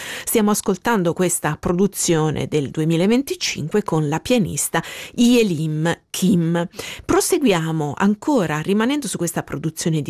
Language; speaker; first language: Italian; native; Italian